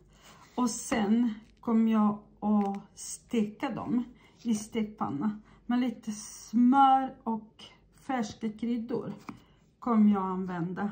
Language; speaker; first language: Swedish; non-native, fluent; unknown